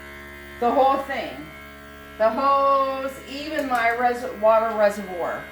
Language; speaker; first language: English; native; English